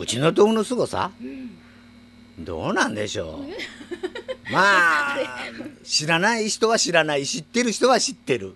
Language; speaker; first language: Japanese; native; Japanese